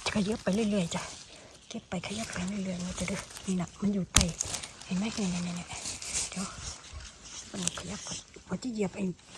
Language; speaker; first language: Thai; native; Thai